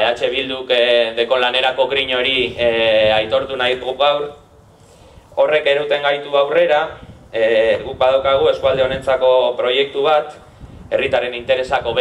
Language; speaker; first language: Basque; native; Basque